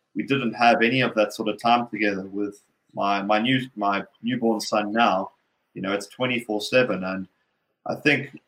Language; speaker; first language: English; native; English